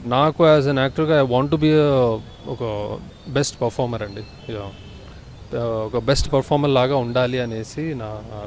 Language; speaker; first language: Telugu; native; Telugu